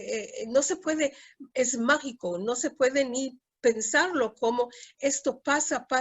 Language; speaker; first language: Spanish; early bilingual, heritage; Spanish